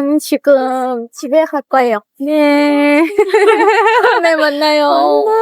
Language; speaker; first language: Korean; non-native, learner; Hmong